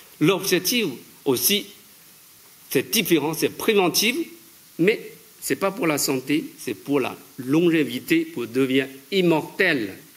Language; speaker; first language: French; non-native, fluent; Chinese